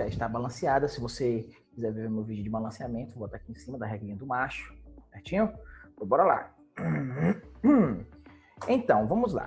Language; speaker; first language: Portuguese; native; Portuguese